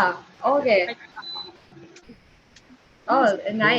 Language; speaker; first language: English; non-native, learner; Vietnamese